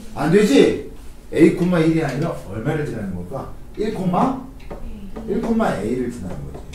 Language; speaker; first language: Korean; native; Korean